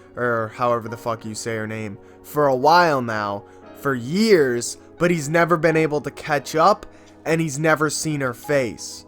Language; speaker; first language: English; native; English